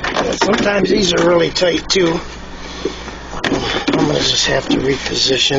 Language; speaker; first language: English; native; English